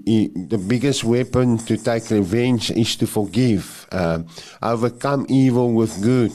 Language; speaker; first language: English; non-native, local second language; Afrikaans